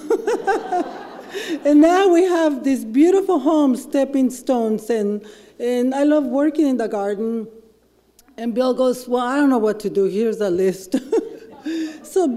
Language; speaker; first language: English; non-native, fluent; Spanish